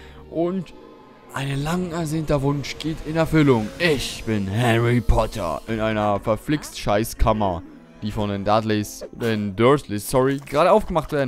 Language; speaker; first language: German; native; German